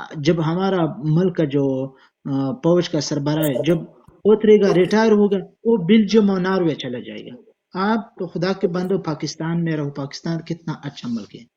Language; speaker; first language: Urdu; non-native, local second language; Pashto